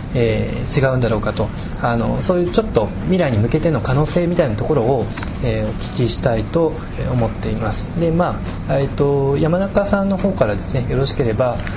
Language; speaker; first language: Japanese; native; Japanese